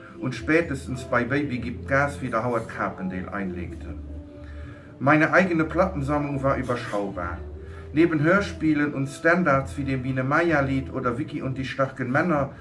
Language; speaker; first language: German; non-native, local second language; Luxembourgish